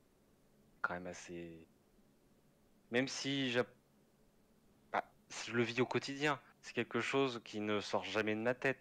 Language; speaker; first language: French; native; French